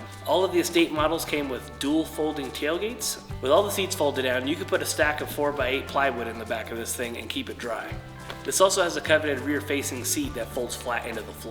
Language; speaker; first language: English; native; English